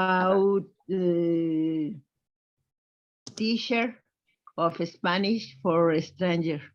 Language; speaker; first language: English; non-native, learner; Spanish